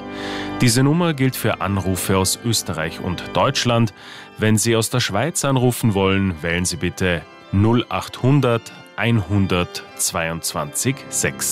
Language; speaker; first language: German; native; German